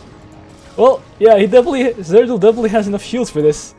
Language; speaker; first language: English; native; English